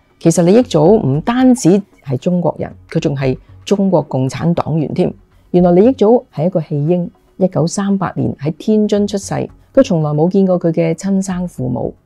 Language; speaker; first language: Chinese; non-native, local second language; Cantonese